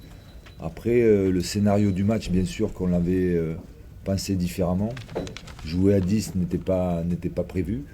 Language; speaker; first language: French; native; French